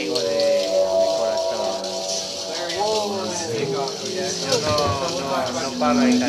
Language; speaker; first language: Italian; non-native, learner; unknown